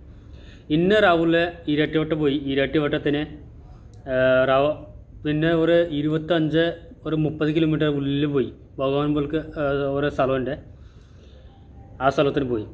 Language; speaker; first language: Malayalam; non-native, learner; Assamese